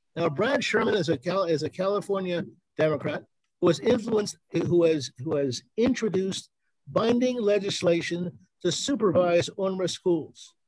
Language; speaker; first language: English; native; English